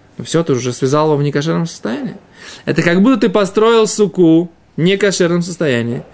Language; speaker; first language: Russian; native; Russian